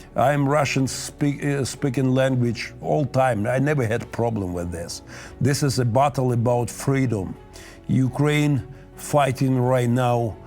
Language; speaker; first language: English; non-native, learner; Ukrainian